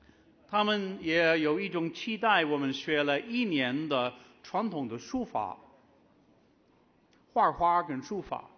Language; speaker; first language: Chinese; non-native, fluent; English